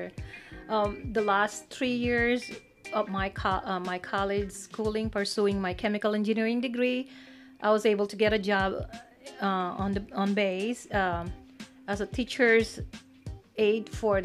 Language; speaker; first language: English; non-native, local second language; Pampanga